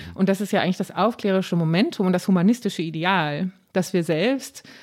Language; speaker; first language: German; native; German